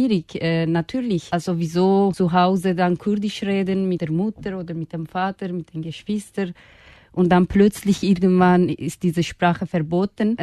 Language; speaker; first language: German; non-native, fluent; Kurdish